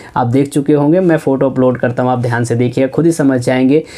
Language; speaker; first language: Hindi; native; Hindi